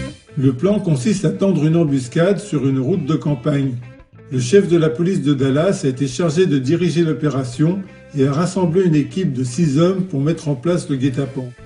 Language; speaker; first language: French; native; French